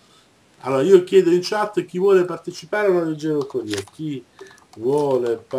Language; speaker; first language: Italian; native; Italian